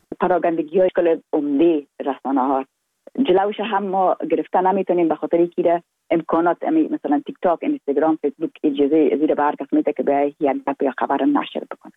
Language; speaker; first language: Persian; native; Persian